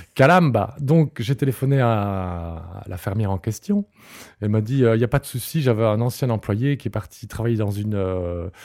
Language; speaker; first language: French; native; French